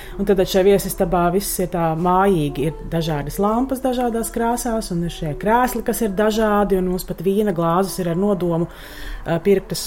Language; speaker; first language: Latvian; native; Latvian